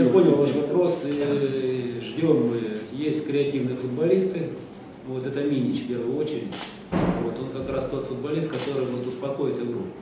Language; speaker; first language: Russian; native; Russian